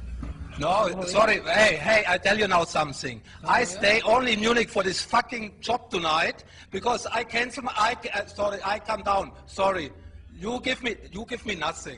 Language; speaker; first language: English; non-native, learner; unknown